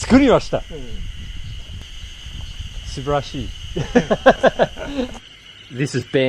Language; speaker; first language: Japanese; non-native, fluent; English